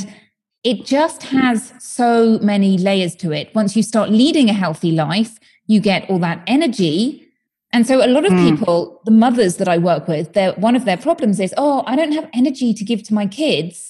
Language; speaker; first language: English; native; English